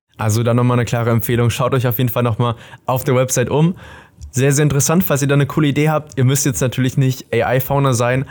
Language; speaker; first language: German; native; German